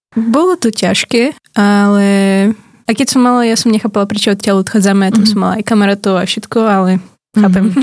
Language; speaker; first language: Slovak; early bilingual, other home language; Ukrainian